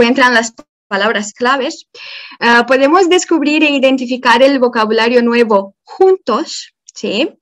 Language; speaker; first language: Spanish; non-native, fluent; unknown